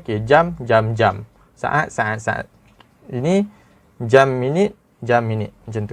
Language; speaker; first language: Malay; native; Malay